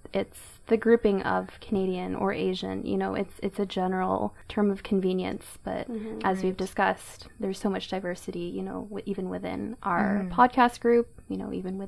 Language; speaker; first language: English; native; English